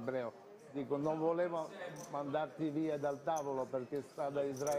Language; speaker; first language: Italian; non-native, learner; Russian